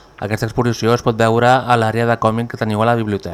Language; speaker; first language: Catalan; native; Catalan